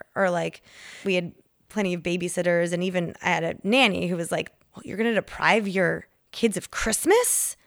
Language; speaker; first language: English; native; English